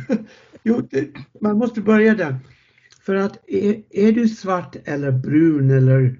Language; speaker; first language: Swedish; non-native, fluent; English